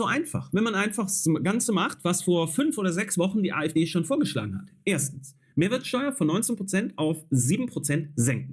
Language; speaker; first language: German; native; German